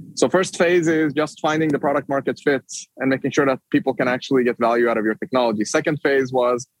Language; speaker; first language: English; non-native, fluent; Swedish